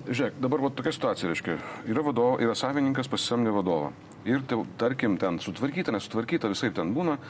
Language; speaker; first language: Lithuanian; native; Lithuanian